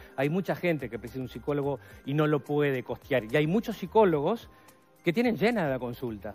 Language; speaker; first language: Spanish; native; Spanish